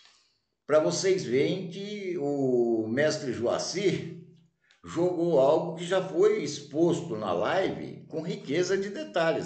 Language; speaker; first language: Portuguese; native; Portuguese